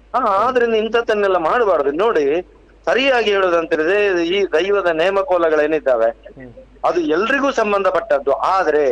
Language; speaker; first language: Kannada; non-native, local second language; Tulu